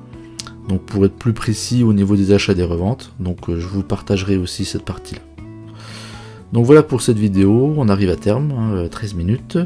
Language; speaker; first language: French; native; French